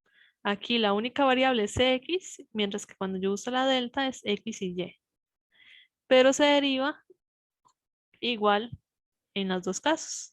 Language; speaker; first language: Spanish; native; Spanish